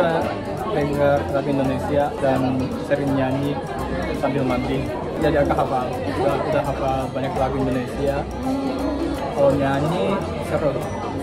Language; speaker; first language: Indonesian; non-native, fluent; Japanese